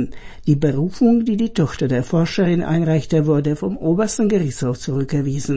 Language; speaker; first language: German; native; German